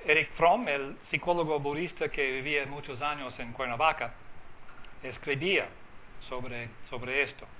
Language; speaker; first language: Spanish; non-native, fluent; English